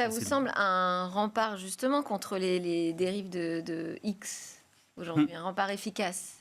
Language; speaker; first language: French; native; French